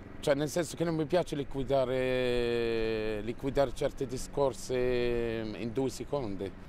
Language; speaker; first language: Italian; non-native, fluent; Arabic